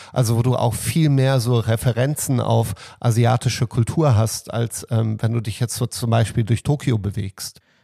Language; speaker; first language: German; early bilingual, other home language; Serbian